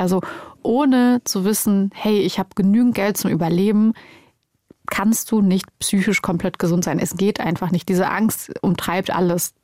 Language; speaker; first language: German; early bilingual, other home language; Romanian